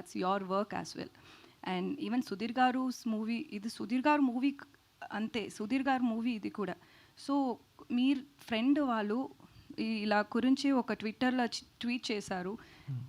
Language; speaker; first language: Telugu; non-native, learner; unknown